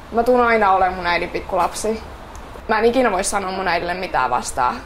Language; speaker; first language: Finnish; early bilingual, other home language; Estonian